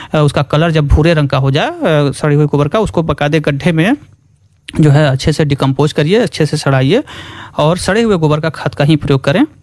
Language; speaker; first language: Hindi; native; Hindi